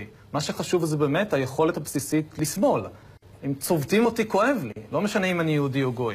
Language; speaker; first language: Hebrew; native; Hebrew